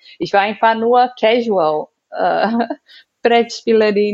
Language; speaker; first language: German; non-native, fluent; Portuguese